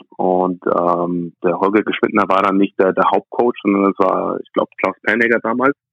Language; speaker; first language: German; early bilingual, other home language; English